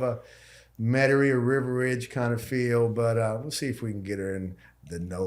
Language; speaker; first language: English; native; English